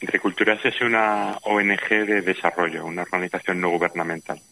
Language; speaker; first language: Spanish; native; Spanish